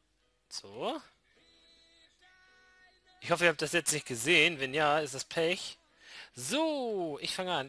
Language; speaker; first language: German; native; German